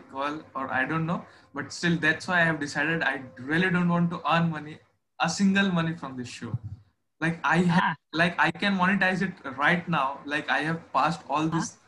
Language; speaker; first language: English; non-native, local second language; Hindi